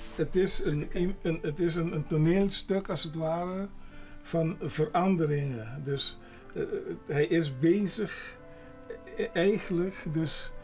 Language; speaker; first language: English; non-native, learner; Papiamento